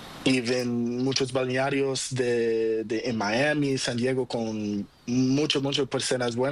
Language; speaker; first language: Spanish; non-native, learner; Portuguese